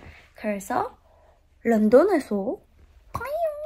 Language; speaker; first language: Korean; non-native, fluent; Thai